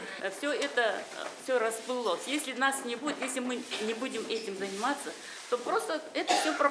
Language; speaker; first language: Russian; native; Russian